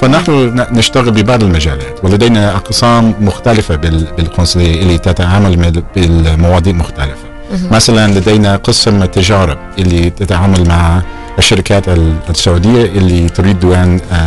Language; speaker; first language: Arabic; non-native, fluent; English